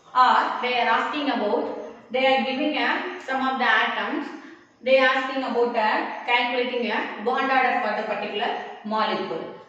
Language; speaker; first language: English; non-native, local second language; Tamil